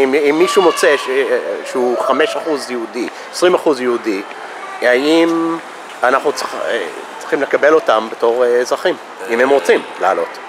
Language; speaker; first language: Hebrew; non-native, fluent; English